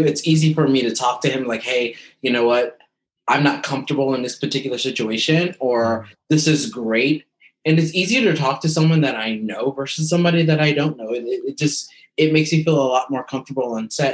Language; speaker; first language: English; native; English